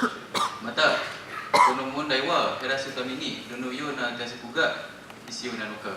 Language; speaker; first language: Japanese; non-native, learner; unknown